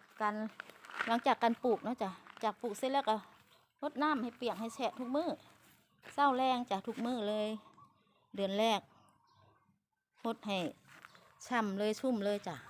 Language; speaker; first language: Thai; non-native, local second language; Lao